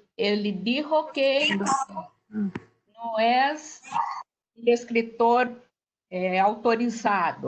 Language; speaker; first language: Spanish; non-native, learner; Portuguese